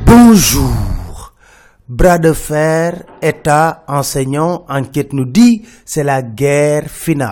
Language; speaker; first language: French; non-native, local second language; Wolof